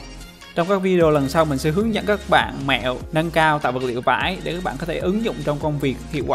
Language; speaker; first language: Vietnamese; native; Vietnamese